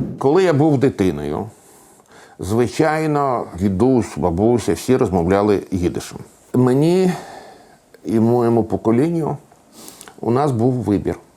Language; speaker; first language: Ukrainian; native; Ukrainian